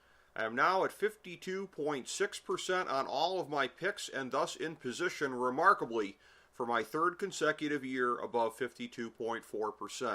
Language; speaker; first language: English; native; English